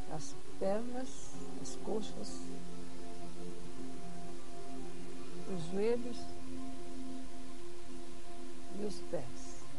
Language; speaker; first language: Portuguese; native; Portuguese